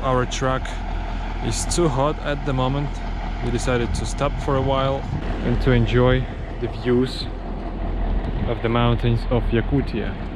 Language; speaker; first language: English; non-native, fluent; Russian